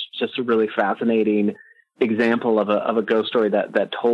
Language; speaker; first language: English; native; English